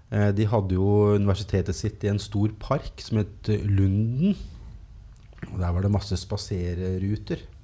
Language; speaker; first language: Norwegian; native; Norwegian